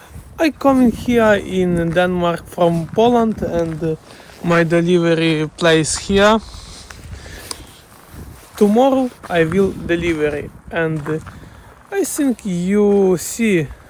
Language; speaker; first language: English; non-native, learner; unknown